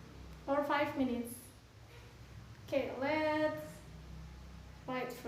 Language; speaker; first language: English; non-native, fluent; Indonesian